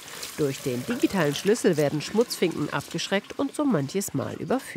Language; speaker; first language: German; native; German